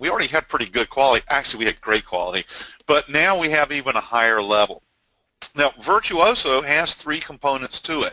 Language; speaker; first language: English; native; English